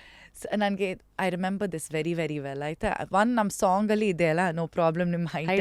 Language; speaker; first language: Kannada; non-native, local second language; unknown